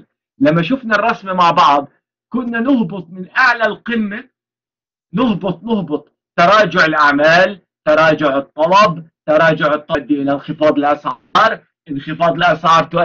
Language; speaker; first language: Arabic; native; Arabic